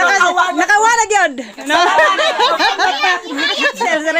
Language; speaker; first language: Cebuano; native; Cebuano